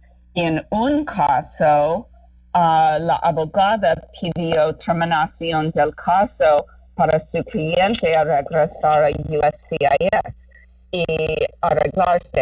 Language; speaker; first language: Spanish; non-native, fluent; English